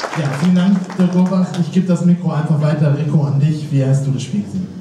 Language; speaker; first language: German; native; German